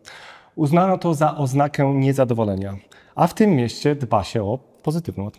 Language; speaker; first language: Polish; native; Polish